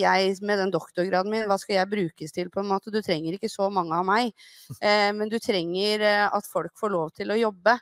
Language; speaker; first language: Norwegian; native; Norwegian